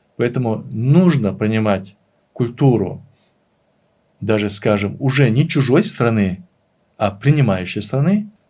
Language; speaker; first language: Russian; non-native, local second language; Chechen